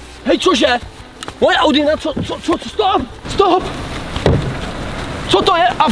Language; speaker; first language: Czech; native; Czech